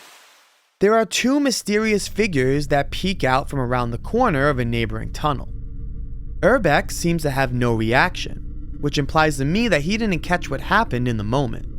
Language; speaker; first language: English; native; English